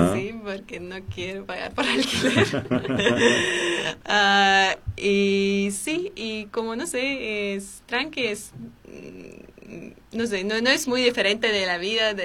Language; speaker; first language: Spanish; non-native, fluent; Armenian